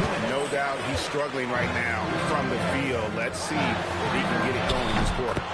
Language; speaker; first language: English; native; English